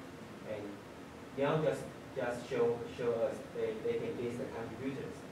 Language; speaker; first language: English; non-native, fluent; Chinese